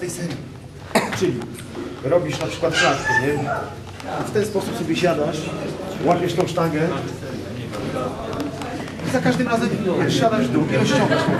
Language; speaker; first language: Polish; native; Polish